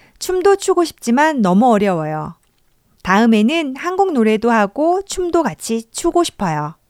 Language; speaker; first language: Korean; non-native, learner; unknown